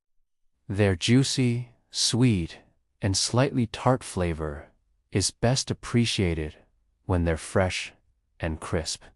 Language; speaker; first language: English; native; English